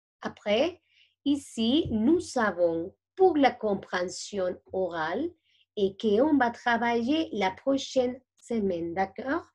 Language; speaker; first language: French; non-native, fluent; Spanish